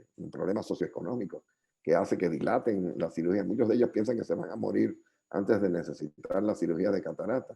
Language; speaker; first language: Spanish; native; Spanish